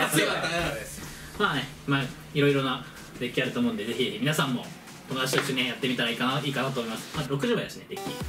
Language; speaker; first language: Japanese; native; Japanese